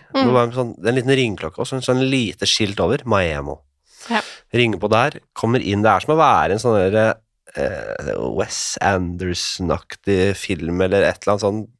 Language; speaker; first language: Norwegian; native; Norwegian